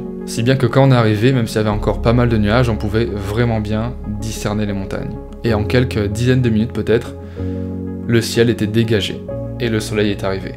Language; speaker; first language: French; native; French